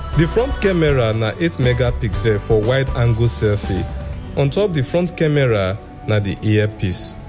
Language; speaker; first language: Nigerian Pidgin; native; Nigerian Pidgin